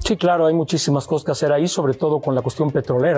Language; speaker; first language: Spanish; native; Spanish